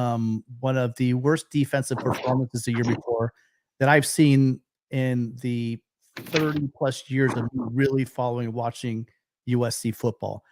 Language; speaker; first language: English; native; English